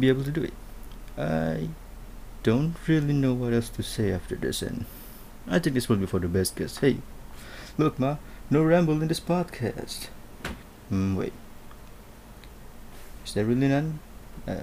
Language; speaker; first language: English; non-native, local second language; Malay